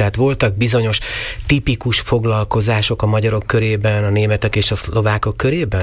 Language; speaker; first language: Hungarian; native; Hungarian